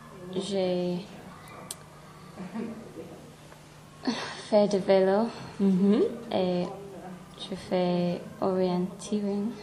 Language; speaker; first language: French; non-native, learner; English